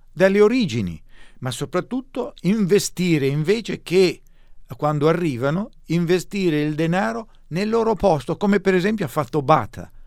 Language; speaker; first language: Italian; native; Italian